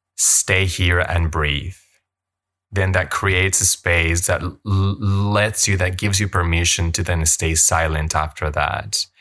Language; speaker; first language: English; non-native, fluent; Spanish